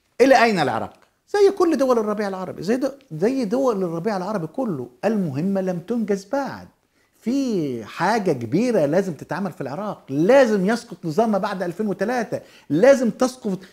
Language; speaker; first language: Arabic; native; Arabic